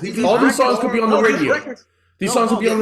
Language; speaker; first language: English; native; English